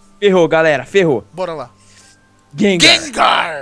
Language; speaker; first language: Portuguese; native; Portuguese